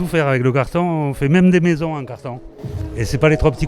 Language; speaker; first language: French; native; French